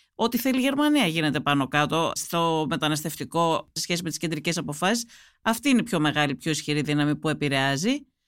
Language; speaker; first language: Greek; native; Greek